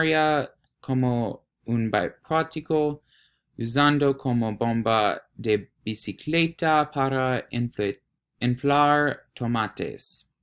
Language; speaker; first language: Spanish; non-native, learner; English